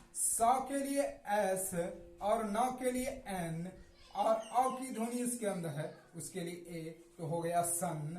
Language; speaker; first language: Hindi; native; Hindi